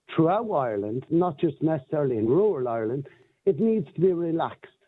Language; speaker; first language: English; native; English